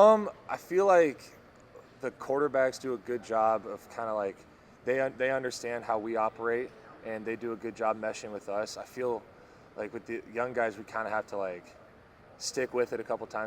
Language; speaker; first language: English; native; English